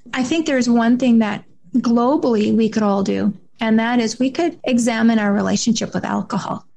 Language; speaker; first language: English; native; English